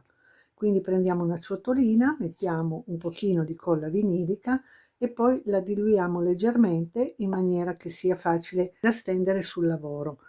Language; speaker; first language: Italian; native; Italian